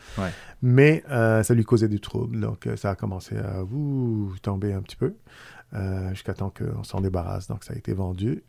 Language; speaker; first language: French; non-native, local second language; Arabic